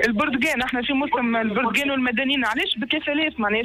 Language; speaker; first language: Arabic; native; Arabic